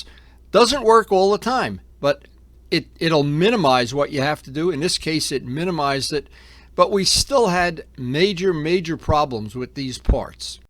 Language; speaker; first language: English; native; English